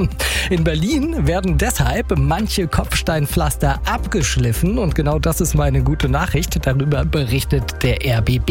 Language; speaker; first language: German; native; German